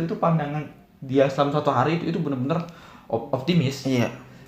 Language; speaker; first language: Indonesian; native; Indonesian